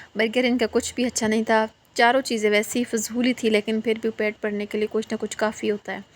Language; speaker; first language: Urdu; non-native, local second language; Northern Hindko